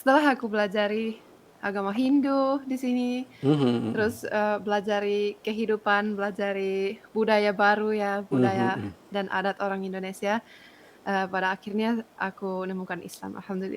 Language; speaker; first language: Indonesian; non-native, fluent; Finnish